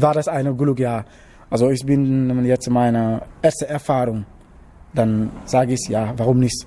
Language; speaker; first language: German; non-native, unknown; Wolof